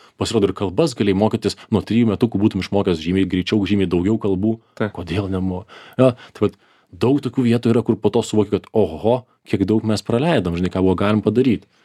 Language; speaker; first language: Lithuanian; native; Lithuanian